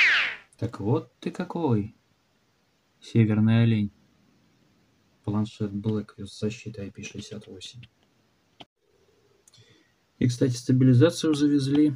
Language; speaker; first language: Russian; native; Russian